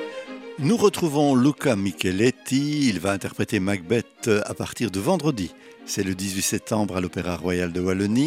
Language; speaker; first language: French; native; French